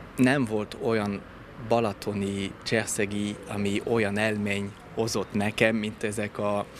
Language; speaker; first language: Hungarian; non-native, fluent; French